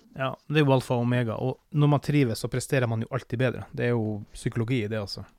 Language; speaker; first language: Norwegian; native; Norwegian